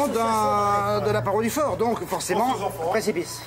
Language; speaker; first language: French; native; French